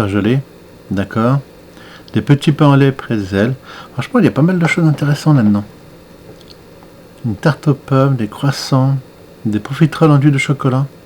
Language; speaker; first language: French; native; French